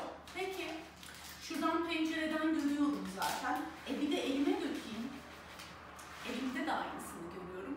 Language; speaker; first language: Turkish; native; Turkish